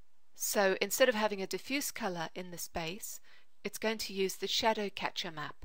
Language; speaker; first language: English; native; English